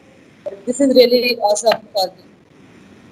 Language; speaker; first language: English; non-native, learner; Hindi